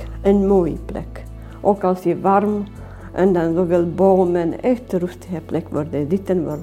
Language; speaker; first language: Dutch; non-native, learner; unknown